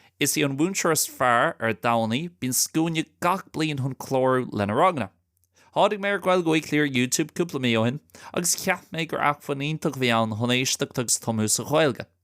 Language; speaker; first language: Irish; non-native, local second language; English